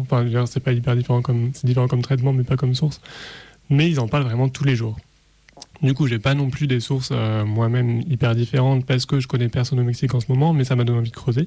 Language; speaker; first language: French; native; French